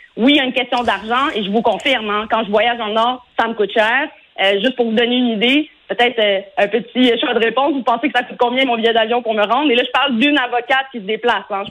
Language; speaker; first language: French; early bilingual, other home language; Arabic